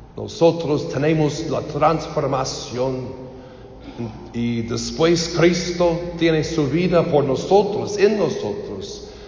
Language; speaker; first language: Spanish; non-native, learner; English